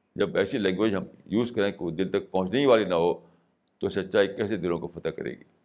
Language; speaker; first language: Urdu; native; Urdu